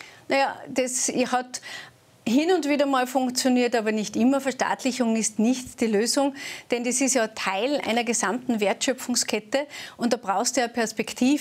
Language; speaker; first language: German; native; German